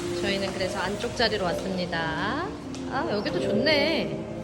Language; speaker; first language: Korean; native; Korean